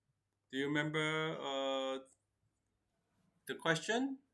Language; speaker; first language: English; non-native, fluent; Chinese